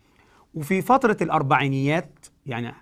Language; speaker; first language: Arabic; native; Arabic